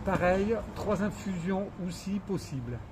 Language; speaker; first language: French; native; French